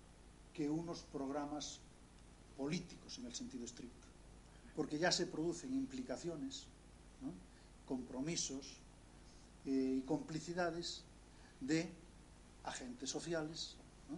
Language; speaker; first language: Spanish; native; Spanish